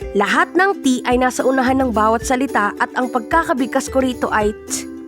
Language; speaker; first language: Filipino; native; Filipino